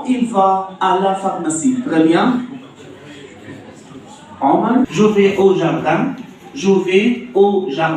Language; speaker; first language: French; non-native, fluent; Arabic